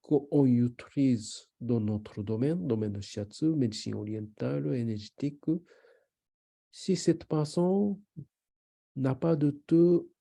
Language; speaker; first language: French; non-native, learner; Japanese